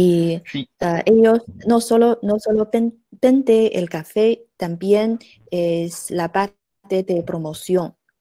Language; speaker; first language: Spanish; non-native, fluent; Chinese